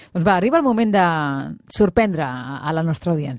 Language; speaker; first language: Catalan; native; Catalan